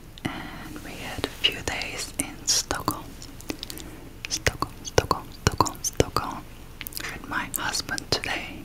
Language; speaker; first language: English; non-native, fluent; Turkish